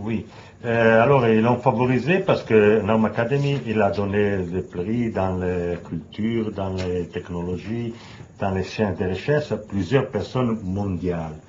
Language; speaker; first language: French; non-native, learner; Italian